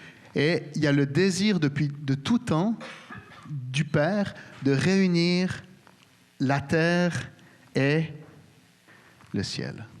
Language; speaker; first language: French; native; French